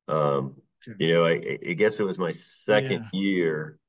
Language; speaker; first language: English; native; English